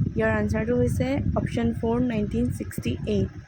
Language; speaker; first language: English; non-native, local second language; Assamese